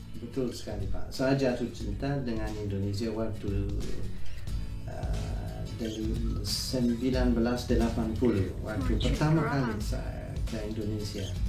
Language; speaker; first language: Indonesian; non-native, fluent; English